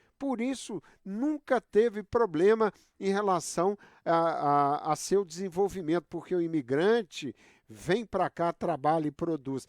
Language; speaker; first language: Portuguese; native; Portuguese